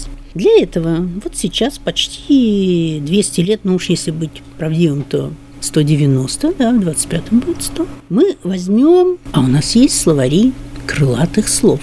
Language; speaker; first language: Russian; native; Russian